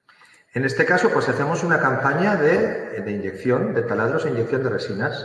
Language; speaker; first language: Spanish; native; Spanish